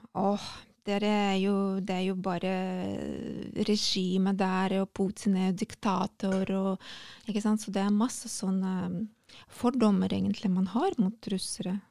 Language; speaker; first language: Norwegian; non-native, fluent; Russian